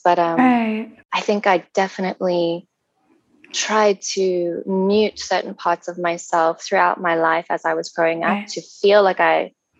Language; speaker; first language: English; native; English